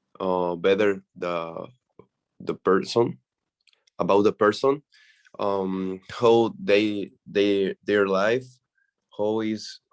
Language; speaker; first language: English; non-native, learner; Spanish